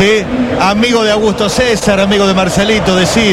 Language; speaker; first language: Spanish; native; Spanish